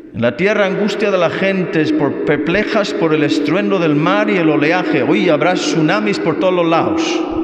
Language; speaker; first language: Spanish; non-native, fluent; English